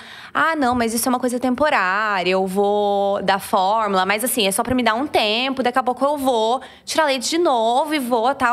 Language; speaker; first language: Portuguese; native; Portuguese